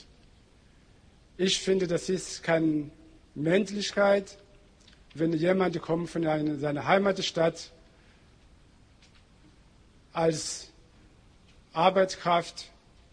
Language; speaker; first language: German; non-native, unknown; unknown